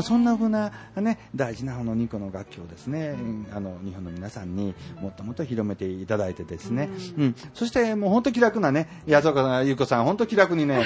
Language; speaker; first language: Japanese; native; Japanese